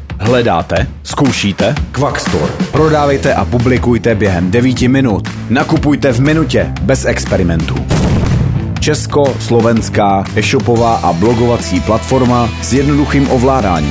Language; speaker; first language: Czech; native; Czech